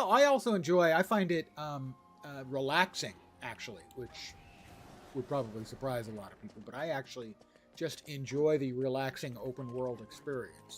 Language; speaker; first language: English; native; English